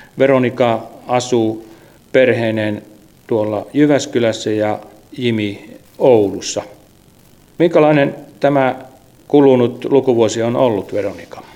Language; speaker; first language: Finnish; native; Finnish